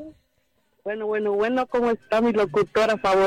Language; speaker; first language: Spanish; native; Spanish